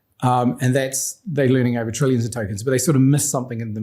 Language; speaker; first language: English; native; English